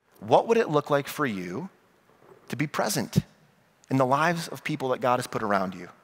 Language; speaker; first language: English; native; English